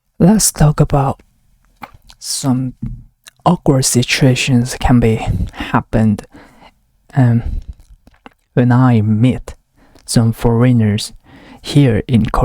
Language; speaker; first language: English; non-native, learner; Korean